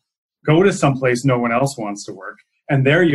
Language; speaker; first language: English; native; English